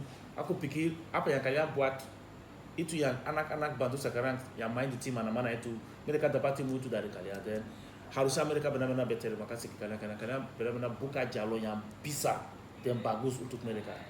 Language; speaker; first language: Indonesian; non-native, fluent; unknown